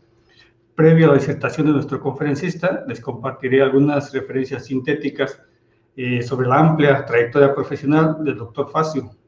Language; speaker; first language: Spanish; native; Spanish